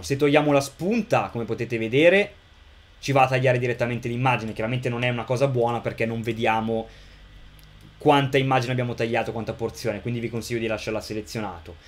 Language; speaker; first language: Italian; native; Italian